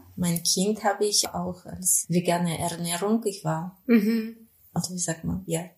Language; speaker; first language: German; non-native, fluent; Spanish